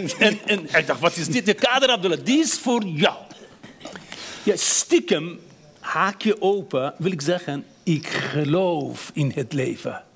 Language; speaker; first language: Dutch; non-native, fluent; Persian